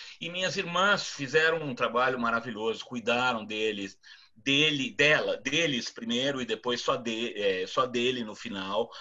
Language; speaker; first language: Portuguese; native; Portuguese